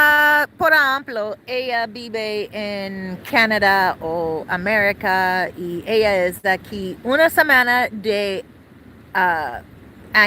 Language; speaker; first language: Spanish; non-native, learner; English